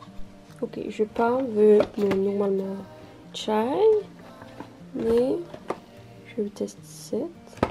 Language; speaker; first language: French; non-native, learner; Norwegian